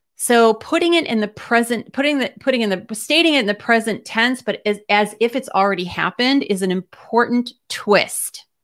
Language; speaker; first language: English; native; English